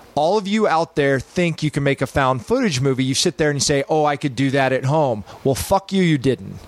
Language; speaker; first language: English; native; English